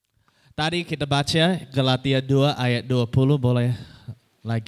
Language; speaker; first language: Indonesian; non-native, fluent; English